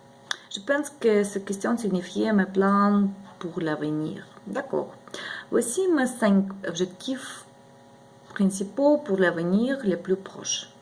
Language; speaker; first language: French; non-native, learner; Ukrainian